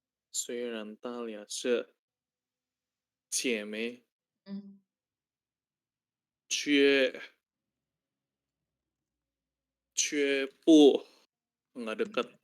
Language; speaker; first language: Chinese; non-native, learner; Indonesian